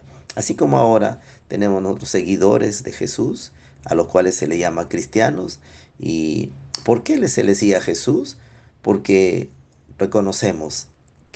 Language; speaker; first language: Spanish; native; Spanish